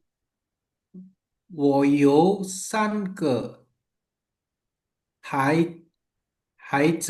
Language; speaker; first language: Chinese; non-native, learner; Indonesian